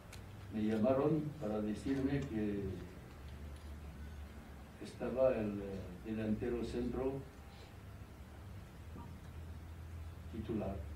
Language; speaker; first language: Spanish; non-native, fluent; French